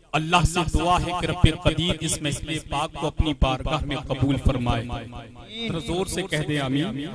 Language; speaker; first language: Urdu; native; Urdu